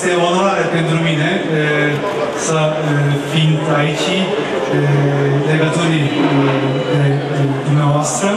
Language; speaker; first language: Romanian; non-native, learner; Turkish